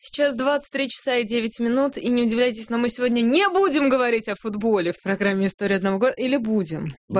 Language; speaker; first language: Russian; native; Russian